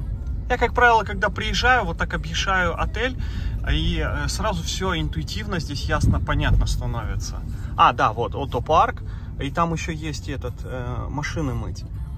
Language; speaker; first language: Russian; native; Russian